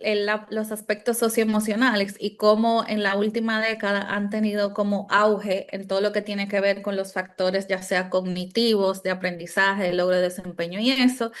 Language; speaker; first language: Spanish; native; Spanish